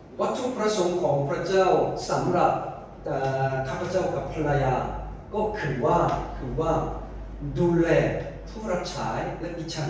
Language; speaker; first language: Thai; non-native, fluent; Korean